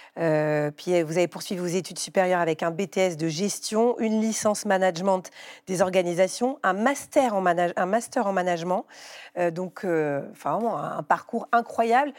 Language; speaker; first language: French; native; French